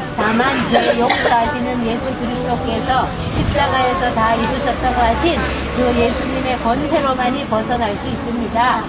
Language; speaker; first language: Korean; native; Korean